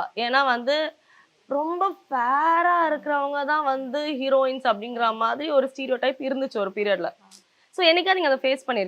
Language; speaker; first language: Tamil; native; Tamil